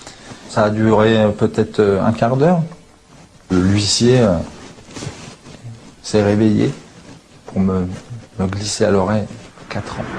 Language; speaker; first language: French; native; French